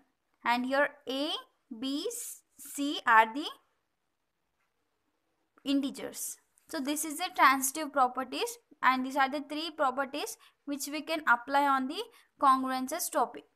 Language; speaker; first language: English; non-native, local second language; Telugu